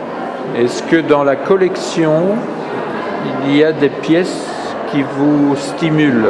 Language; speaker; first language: French; native; French